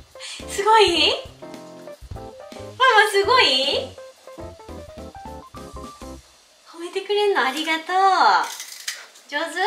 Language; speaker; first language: Japanese; native; Japanese